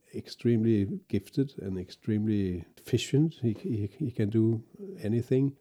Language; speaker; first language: English; non-native, fluent; Danish